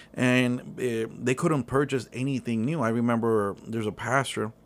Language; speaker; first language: English; early bilingual, other home language; Spanish